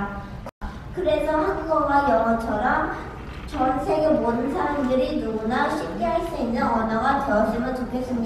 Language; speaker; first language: Korean; early bilingual, heritage; Korean